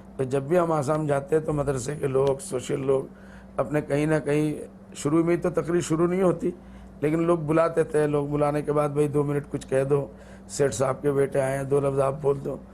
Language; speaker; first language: Hindi; non-native, local second language; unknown